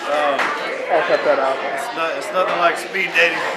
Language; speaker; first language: English; native; English